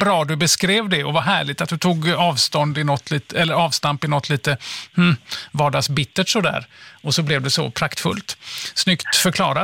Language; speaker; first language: Swedish; native; Swedish